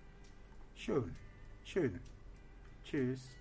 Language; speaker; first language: German; non-native, fluent; French